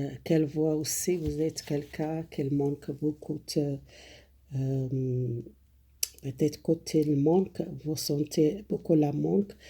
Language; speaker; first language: French; non-native, learner; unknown